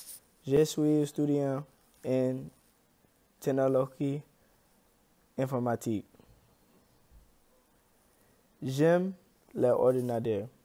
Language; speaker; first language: French; non-native, learner; English